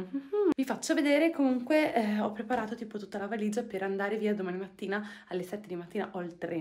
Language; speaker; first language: Italian; native; Italian